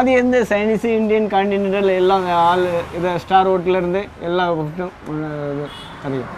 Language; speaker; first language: Malayalam; non-native, learner; Tamil